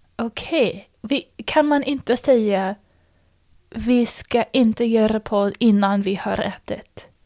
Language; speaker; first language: Swedish; non-native, fluent; English